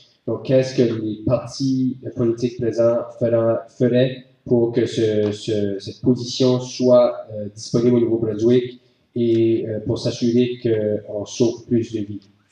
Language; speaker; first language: French; native; French